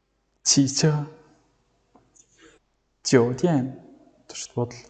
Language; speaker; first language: Chinese; non-native, learner; Mongolian